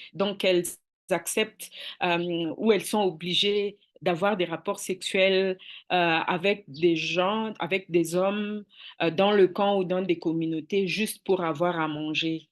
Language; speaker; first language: French; non-native, local second language; Swahili